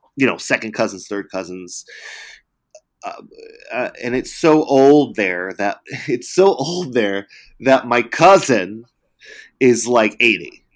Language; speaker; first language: English; early bilingual, other home language; Italian